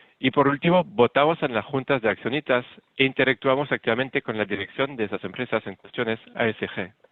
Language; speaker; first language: Spanish; non-native, fluent; French